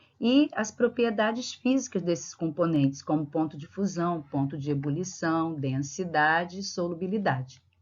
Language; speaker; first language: Portuguese; native; Portuguese